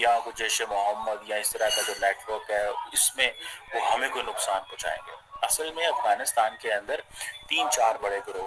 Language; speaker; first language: Hindi; native; Hindi